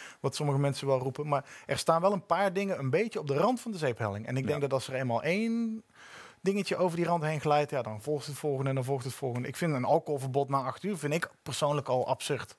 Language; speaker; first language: Dutch; native; Dutch